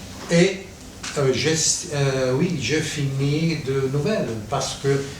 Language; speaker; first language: French; non-native, fluent; Catalan